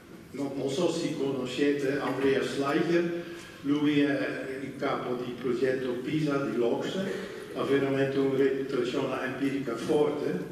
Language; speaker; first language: Italian; non-native, fluent; Dutch